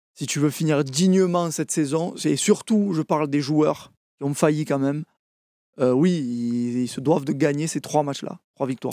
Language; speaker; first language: French; native; French